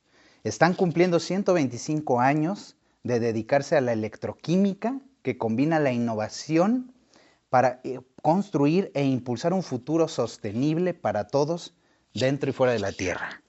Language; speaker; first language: Spanish; native; Spanish